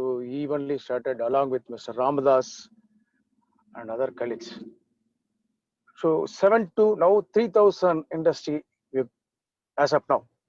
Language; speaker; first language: English; non-native, local second language; Tamil